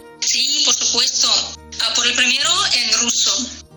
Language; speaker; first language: Spanish; non-native, fluent; Russian